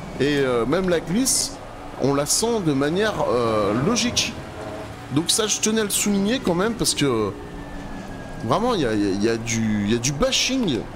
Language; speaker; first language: French; native; French